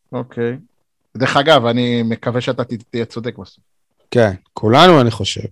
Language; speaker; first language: Hebrew; native; Hebrew